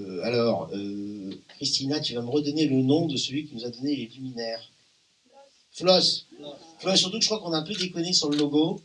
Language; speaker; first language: French; native; French